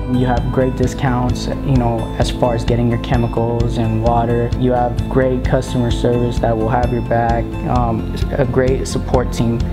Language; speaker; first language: English; native; English